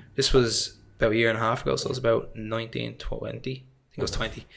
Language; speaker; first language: English; native; English